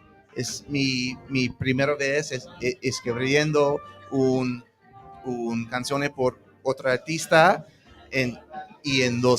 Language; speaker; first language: Spanish; early bilingual, heritage; English